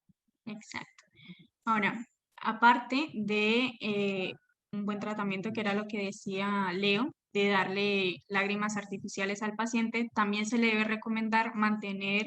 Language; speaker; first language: Spanish; native; Spanish